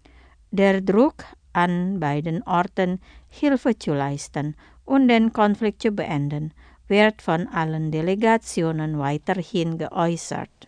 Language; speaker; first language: German; non-native, fluent; Indonesian